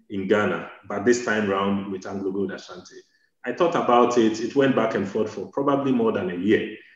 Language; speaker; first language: English; non-native, local second language; Akan